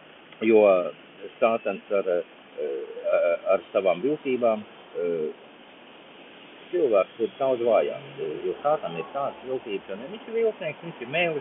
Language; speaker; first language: Latvian; non-native, local second language; Russian